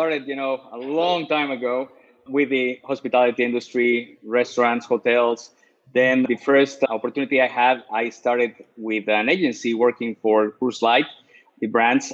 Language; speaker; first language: English; non-native, fluent; Spanish